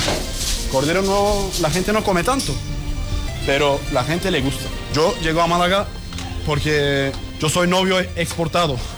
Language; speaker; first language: Spanish; non-native, learner; Turkish